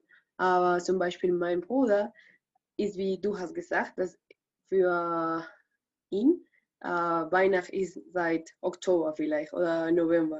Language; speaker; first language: German; non-native, learner; Spanish